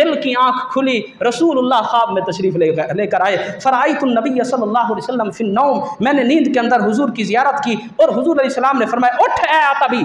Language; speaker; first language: Urdu; native; Urdu